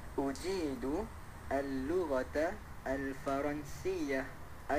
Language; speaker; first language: Arabic; non-native, learner; Malay